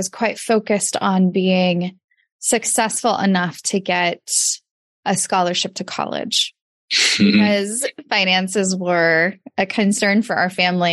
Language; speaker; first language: English; native; English